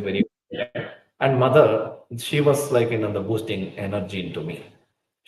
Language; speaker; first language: English; non-native, local second language; Tulu